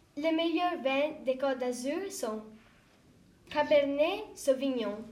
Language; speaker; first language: French; non-native, learner; Italian